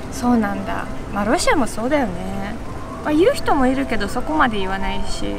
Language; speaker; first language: Japanese; non-native, fluent; Russian